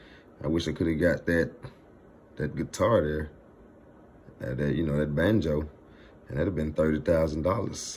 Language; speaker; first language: English; native; English